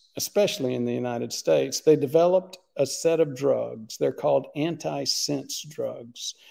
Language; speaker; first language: English; native; English